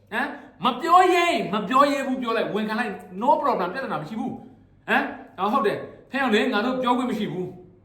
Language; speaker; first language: Burmese; native; Burmese